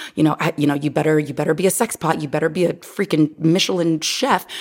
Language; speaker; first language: English; native; English